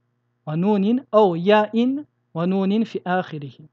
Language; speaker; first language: Arabic; non-native, fluent; French